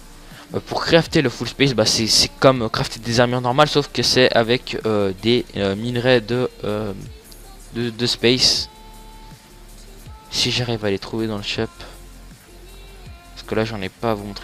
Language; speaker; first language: French; native; French